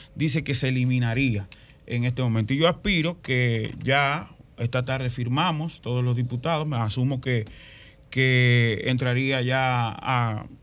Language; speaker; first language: Spanish; native; Spanish